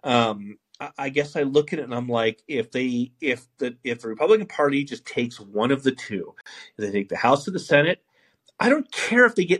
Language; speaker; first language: English; native; English